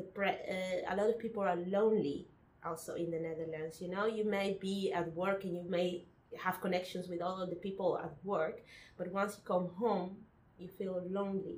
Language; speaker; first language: English; non-native, fluent; Spanish